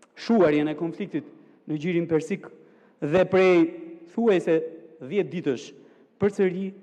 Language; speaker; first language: Albanian; native; Albanian